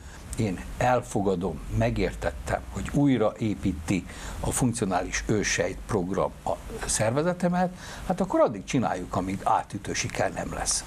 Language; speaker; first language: Hungarian; native; Hungarian